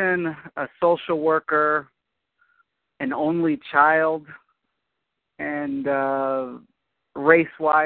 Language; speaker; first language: English; native; English